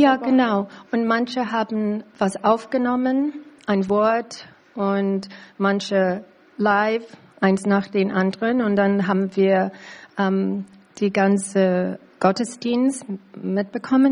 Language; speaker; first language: German; non-native, learner; English